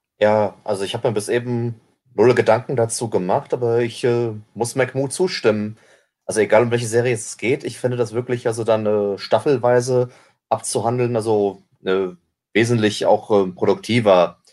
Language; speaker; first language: German; native; German